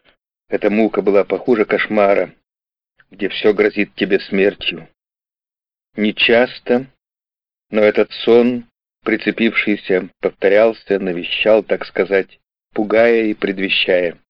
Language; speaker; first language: Russian; native; Russian